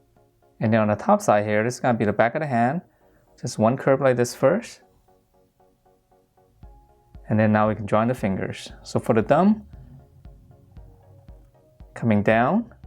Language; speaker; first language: English; native; English